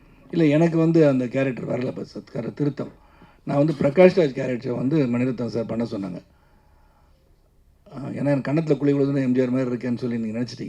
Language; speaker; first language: Tamil; native; Tamil